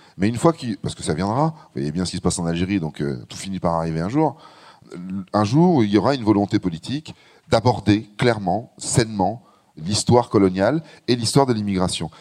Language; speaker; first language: French; native; French